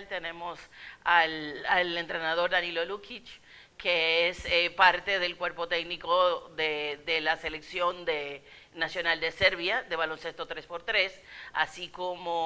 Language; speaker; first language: Spanish; native; Spanish